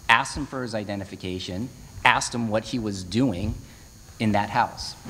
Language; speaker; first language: English; native; English